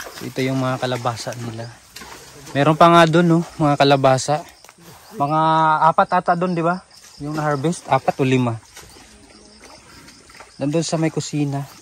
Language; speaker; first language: Filipino; non-native, local second language; Cebuano